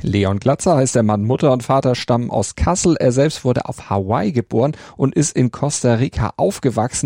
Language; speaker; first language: German; native; German